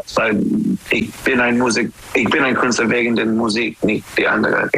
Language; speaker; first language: German; non-native, learner; English